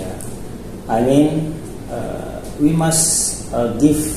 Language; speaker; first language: English; non-native, local second language; Indonesian